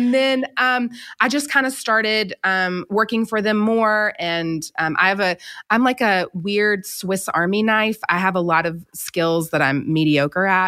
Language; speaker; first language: English; native; English